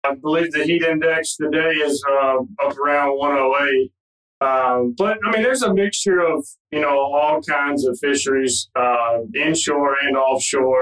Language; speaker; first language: English; native; English